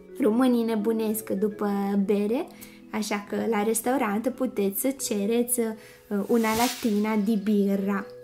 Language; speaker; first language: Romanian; non-native, fluent; Italian